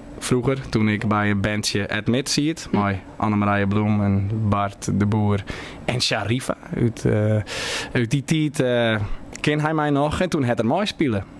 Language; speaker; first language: Dutch; non-native, local second language; Western Frisian